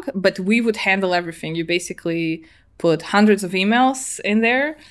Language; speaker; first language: English; non-native, fluent; Serbian